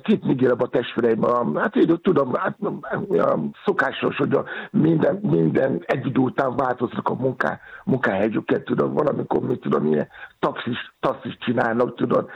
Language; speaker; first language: Hungarian; non-native, fluent; Yoruba